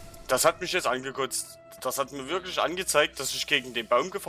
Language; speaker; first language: German; native; German